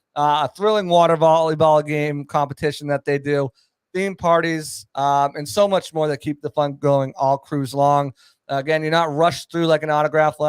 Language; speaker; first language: English; native; English